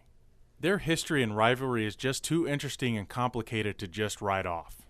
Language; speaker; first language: English; native; English